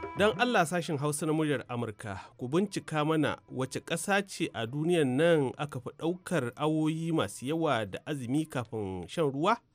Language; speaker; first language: Hausa; native; Hausa